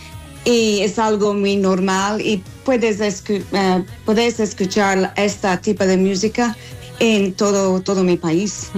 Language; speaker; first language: Spanish; non-native, learner; English